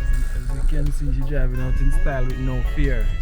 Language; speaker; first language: English; native; English